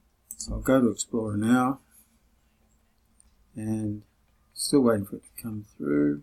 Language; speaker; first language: English; native; English